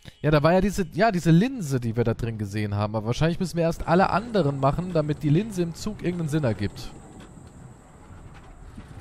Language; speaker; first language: German; native; German